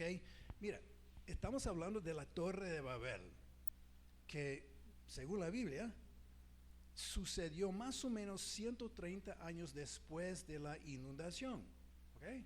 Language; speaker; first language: Spanish; non-native, fluent; English